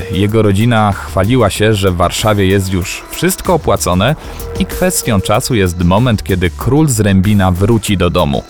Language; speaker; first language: Polish; native; Polish